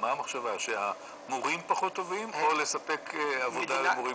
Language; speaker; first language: Hebrew; native; Hebrew